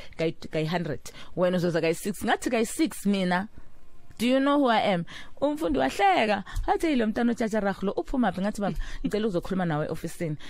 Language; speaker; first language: Zulu; non-native, local second language; Southern Sotho